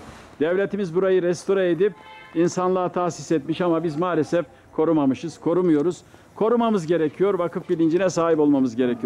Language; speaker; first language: Turkish; native; Turkish